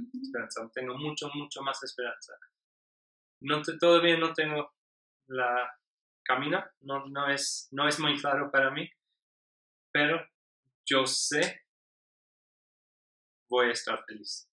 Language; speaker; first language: Spanish; non-native, learner; English